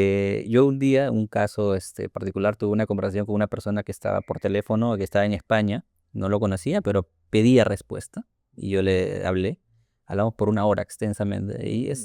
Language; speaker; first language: Spanish; native; Spanish